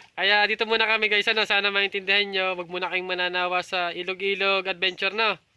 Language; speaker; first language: Filipino; native; Filipino